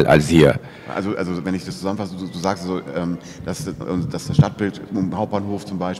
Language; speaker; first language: German; native; German